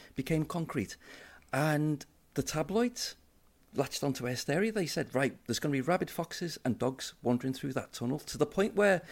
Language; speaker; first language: English; native; English